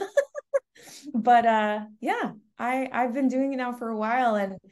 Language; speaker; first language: English; native; English